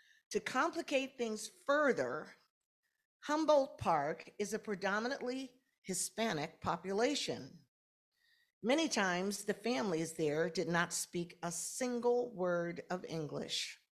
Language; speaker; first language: English; native; English